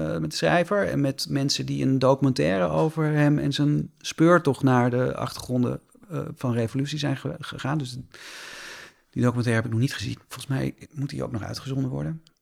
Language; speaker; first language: Dutch; native; Dutch